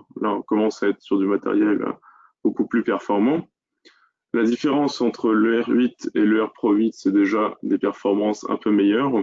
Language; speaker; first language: French; native; French